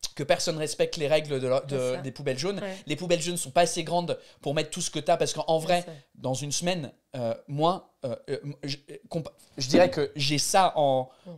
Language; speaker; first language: French; non-native, fluent; English